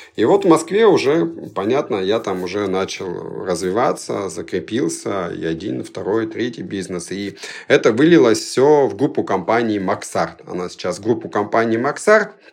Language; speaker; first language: Russian; early bilingual, other home language; Georgian